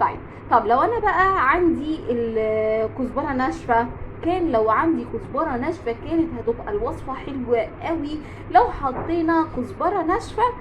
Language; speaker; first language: Arabic; native; Arabic